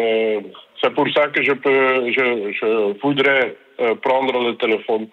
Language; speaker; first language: French; non-native, local second language; Dutch